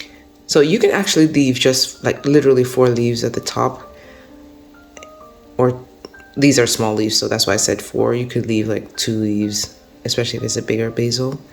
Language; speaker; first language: English; native; English